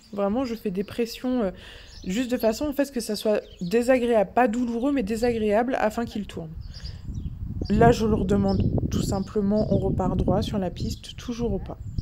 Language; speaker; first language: French; native; French